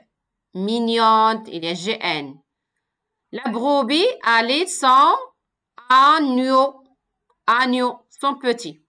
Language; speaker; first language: French; non-native, local second language; Arabic